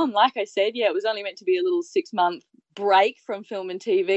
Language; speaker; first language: English; native; English